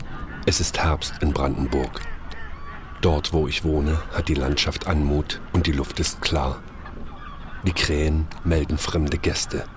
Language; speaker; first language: German; native; German